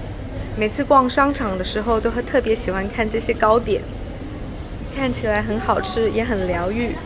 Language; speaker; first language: Chinese; native; Chinese